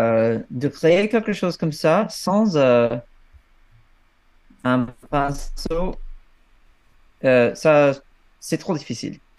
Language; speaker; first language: French; non-native, fluent; English